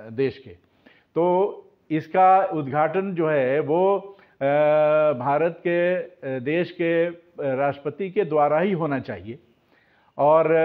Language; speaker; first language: Hindi; native; Hindi